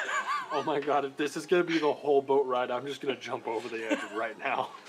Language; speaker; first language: English; native; English